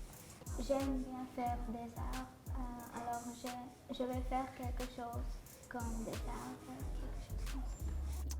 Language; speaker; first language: French; non-native, fluent; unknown